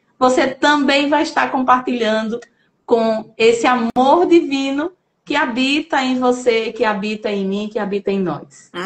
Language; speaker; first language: Portuguese; native; Portuguese